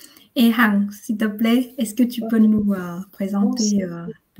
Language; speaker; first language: French; non-native, fluent; Vietnamese